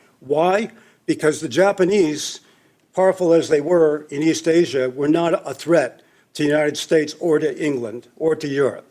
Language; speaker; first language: English; native; English